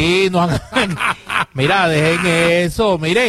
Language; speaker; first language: Spanish; native; Spanish